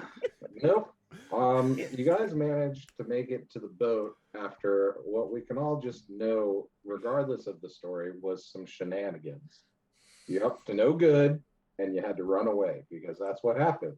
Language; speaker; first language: English; native; English